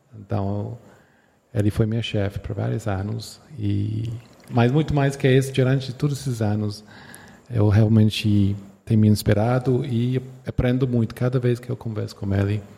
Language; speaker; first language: Portuguese; non-native, fluent; English